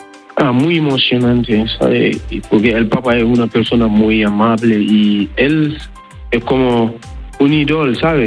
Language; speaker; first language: Spanish; non-native, learner; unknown